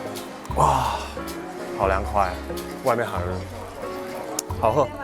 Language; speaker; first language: Chinese; non-native, local second language; Cantonese